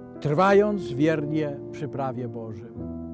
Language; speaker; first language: Polish; native; Polish